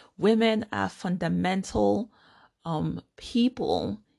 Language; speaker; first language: English; non-native, local second language; Igbo